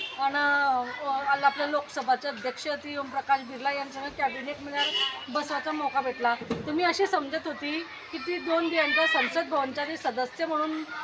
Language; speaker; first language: Marathi; non-native, local second language; Bhili